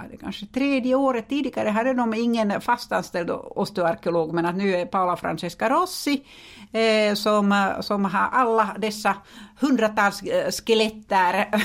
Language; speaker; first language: Swedish; non-native, fluent; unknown